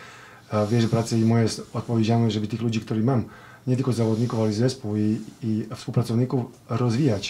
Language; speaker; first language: Polish; non-native, fluent; Serbian